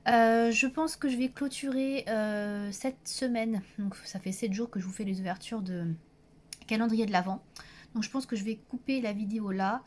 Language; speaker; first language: French; native; French